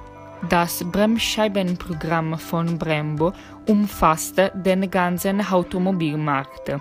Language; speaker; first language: German; non-native, learner; Italian